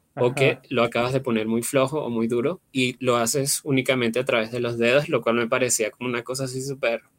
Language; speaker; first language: Spanish; native; Spanish